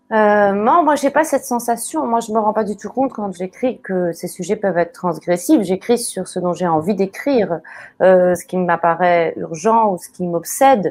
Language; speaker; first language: French; native; French